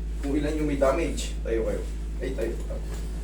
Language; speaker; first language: Filipino; native; Filipino